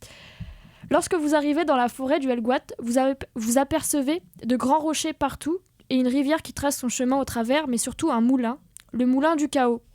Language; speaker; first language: French; native; French